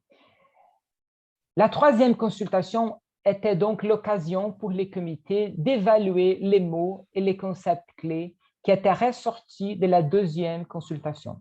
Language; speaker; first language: French; non-native, fluent; Portuguese